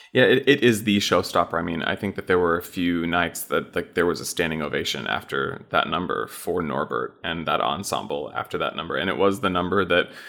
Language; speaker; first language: English; native; English